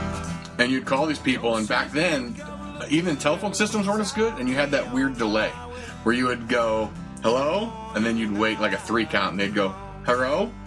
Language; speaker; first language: English; native; English